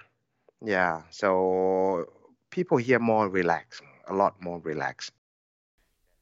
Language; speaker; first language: English; non-native, learner; Thai